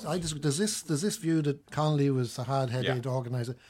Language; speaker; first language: English; native; English